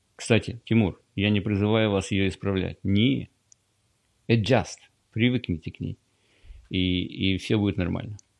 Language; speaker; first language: Russian; native; Russian